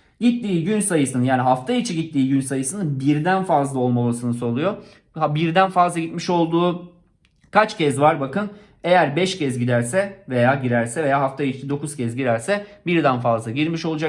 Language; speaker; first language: Turkish; native; Turkish